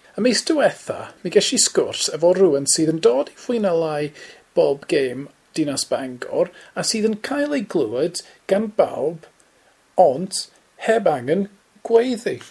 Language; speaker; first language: Welsh; native; Welsh